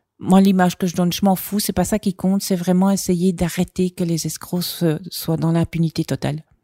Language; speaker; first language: French; native; French